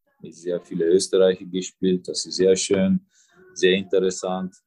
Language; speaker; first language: German; non-native, fluent; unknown